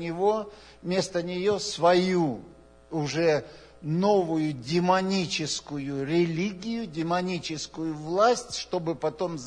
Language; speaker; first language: Russian; native; Russian